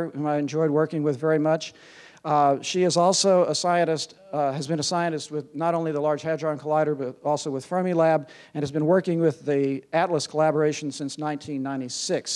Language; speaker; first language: English; native; English